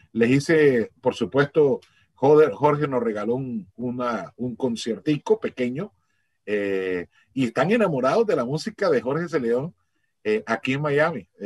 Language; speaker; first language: Spanish; native; Spanish